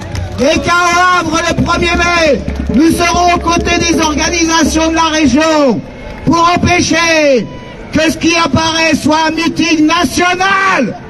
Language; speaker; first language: French; native; French